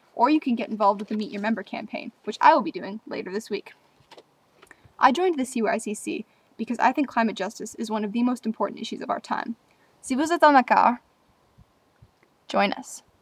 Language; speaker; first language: English; native; English